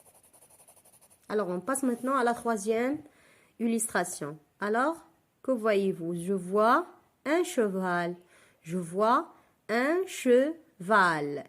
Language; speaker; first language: French; non-native, local second language; Arabic